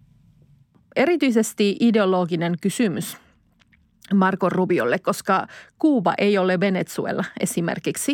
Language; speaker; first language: Finnish; non-native, fluent; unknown